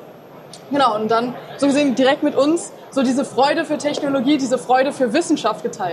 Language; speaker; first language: German; native; German